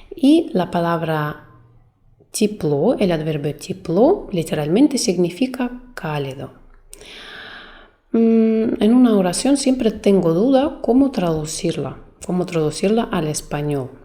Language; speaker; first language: Spanish; non-native, fluent; Russian